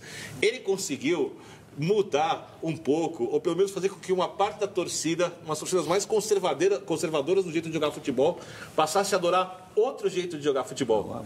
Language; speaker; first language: Portuguese; native; Portuguese